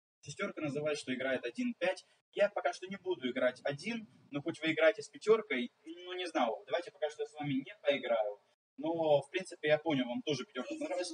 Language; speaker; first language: Russian; native; Russian